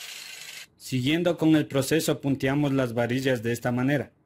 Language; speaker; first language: Spanish; native; Spanish